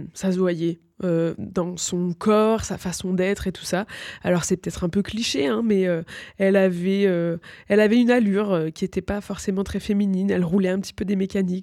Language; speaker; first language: French; native; French